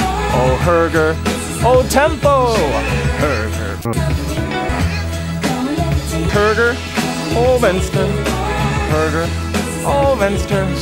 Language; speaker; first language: Swedish; non-native, learner; English